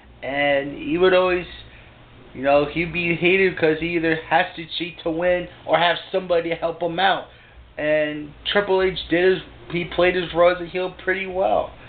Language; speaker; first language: English; native; English